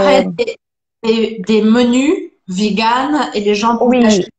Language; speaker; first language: French; non-native, fluent; Portuguese